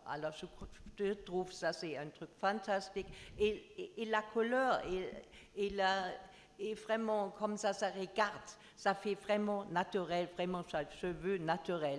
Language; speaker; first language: French; non-native, learner; German